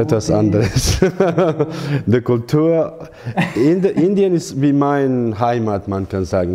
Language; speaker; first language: German; non-native, learner; Croatian